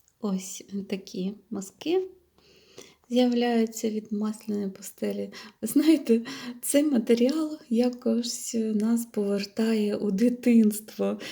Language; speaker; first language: Ukrainian; non-native, local second language; Russian